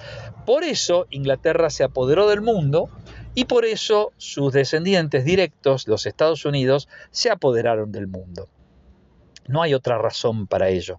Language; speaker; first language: Spanish; native; Spanish